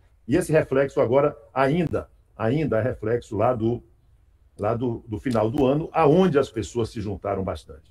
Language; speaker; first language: Portuguese; native; Portuguese